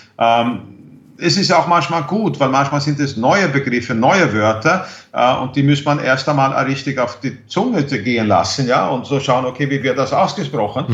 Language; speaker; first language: German; non-native, fluent; Swedish